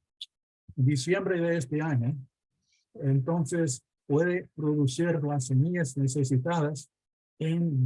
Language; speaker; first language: Spanish; non-native, fluent; English